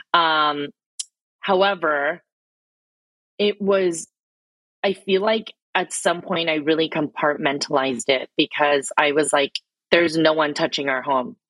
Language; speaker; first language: English; early bilingual, other home language; Filipino